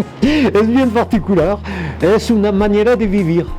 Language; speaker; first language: Spanish; non-native, fluent; French